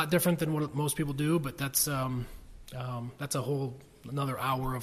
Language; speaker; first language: English; native; English